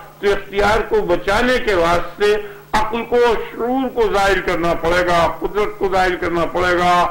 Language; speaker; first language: Urdu; native; Urdu